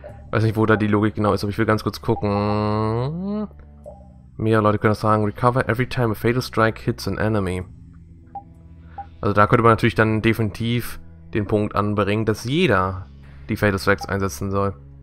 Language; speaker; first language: German; native; German